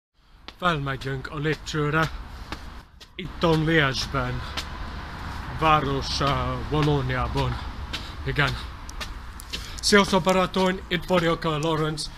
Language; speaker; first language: Hungarian; non-native, learner; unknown